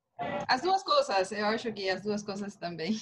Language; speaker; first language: Portuguese; non-native, learner; Spanish